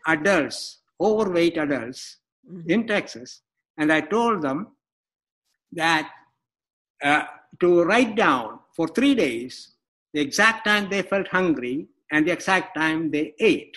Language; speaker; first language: English; non-native, local second language; Malayalam